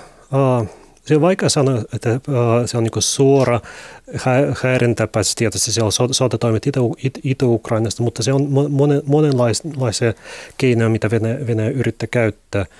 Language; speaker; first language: Finnish; non-native, learner; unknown